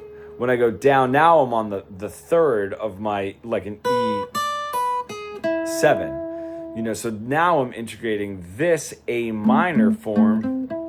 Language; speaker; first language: English; native; English